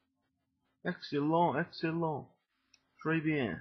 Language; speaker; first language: French; non-native, learner; English